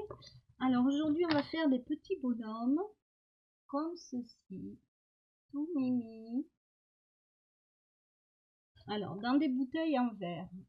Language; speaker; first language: French; native; French